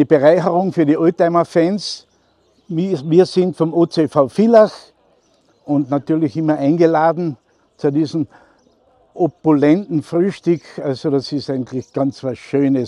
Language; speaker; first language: German; native; German